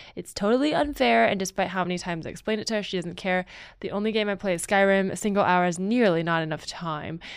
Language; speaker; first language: English; native; English